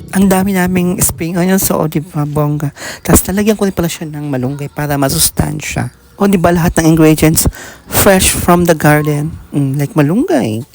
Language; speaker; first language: Filipino; native; Filipino